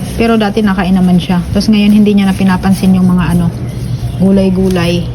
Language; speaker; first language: Filipino; non-native, local second language; Bikol